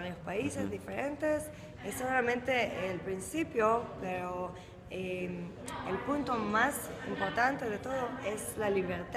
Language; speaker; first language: Spanish; early bilingual, heritage; Spanish